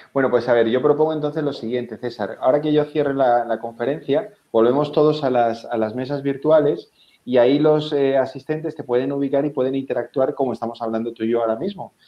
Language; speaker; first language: Spanish; native; Spanish